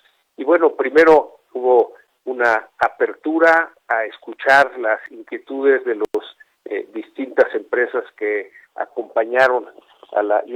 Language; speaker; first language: Spanish; native; Spanish